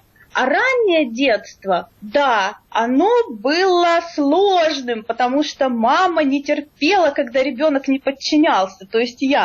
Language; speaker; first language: Russian; native; Russian